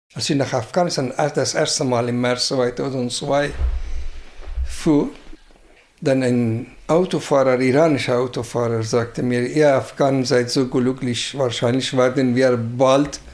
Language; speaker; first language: German; non-native, fluent; Persian